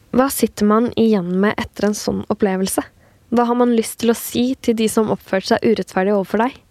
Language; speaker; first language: Norwegian; native; Norwegian